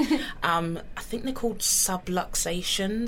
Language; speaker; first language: English; native; English